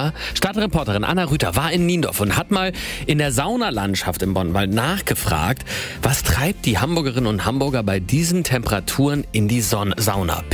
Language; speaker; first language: German; native; German